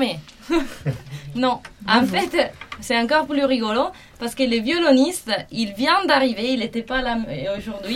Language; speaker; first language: French; non-native, fluent; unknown